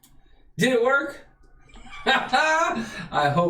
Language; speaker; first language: English; native; English